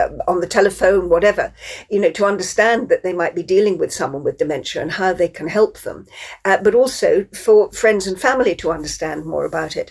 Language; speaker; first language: English; native; English